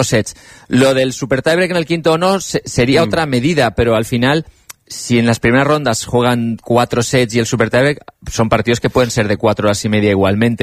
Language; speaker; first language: Spanish; native; Spanish